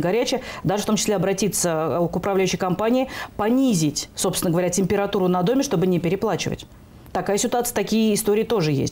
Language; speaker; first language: Russian; native; Russian